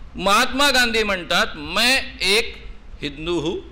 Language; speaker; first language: Hindi; non-native, local second language; Marathi